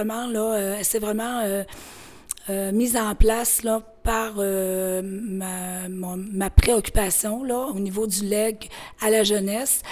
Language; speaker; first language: French; native; French